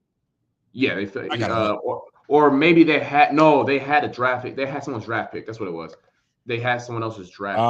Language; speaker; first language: English; native; English